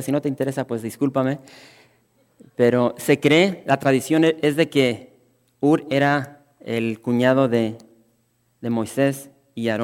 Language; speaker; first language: Spanish; native; Spanish